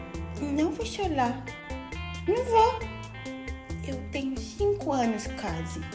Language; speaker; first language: Portuguese; native; Portuguese